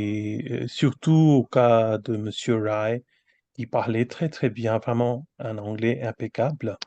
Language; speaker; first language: French; non-native, fluent; Bangla